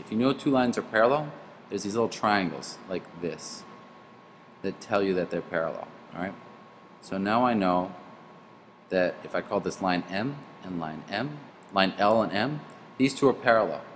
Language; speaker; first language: English; native; English